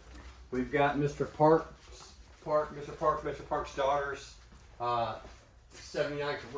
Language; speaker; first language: English; native; English